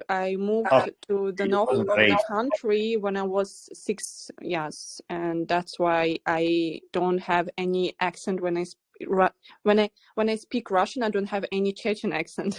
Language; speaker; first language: English; non-native, fluent; Russian